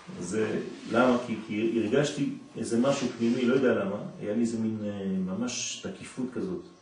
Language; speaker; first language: Hebrew; non-native, fluent; French